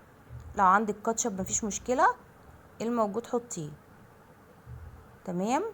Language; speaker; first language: Arabic; native; Arabic